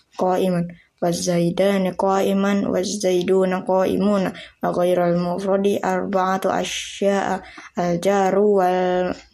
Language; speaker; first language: Arabic; non-native, learner; Indonesian